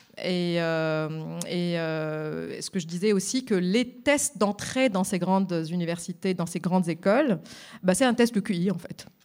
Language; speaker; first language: French; non-native, local second language; Arabic